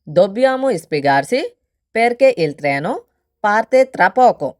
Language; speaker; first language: Italian; non-native, learner; Bangla